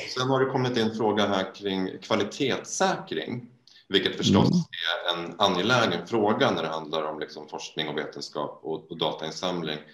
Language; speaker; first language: Swedish; native; Swedish